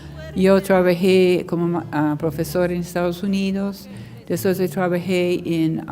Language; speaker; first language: Spanish; non-native, learner; English